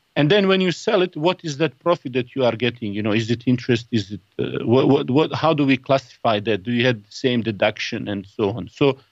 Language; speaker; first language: English; non-native, fluent; Bosnian